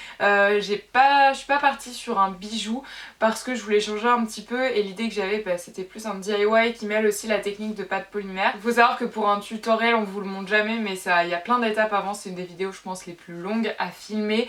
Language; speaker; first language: French; native; French